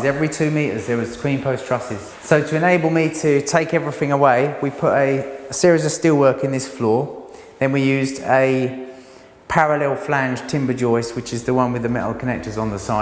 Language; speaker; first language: English; native; English